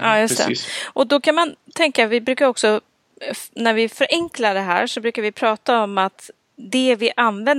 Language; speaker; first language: Swedish; native; Swedish